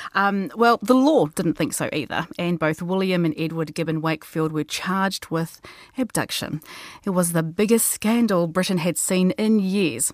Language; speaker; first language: English; native; English